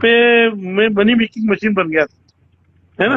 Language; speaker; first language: Hindi; non-native, fluent; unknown